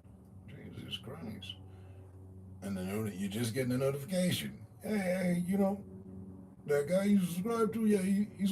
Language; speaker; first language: English; native; English